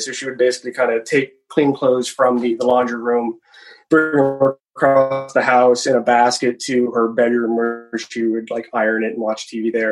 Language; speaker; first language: English; native; English